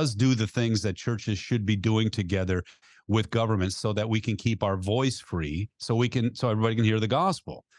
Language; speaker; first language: English; native; English